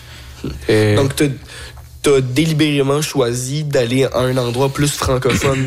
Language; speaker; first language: French; native; French